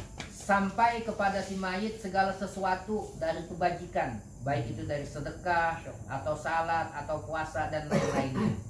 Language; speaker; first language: Indonesian; native; Indonesian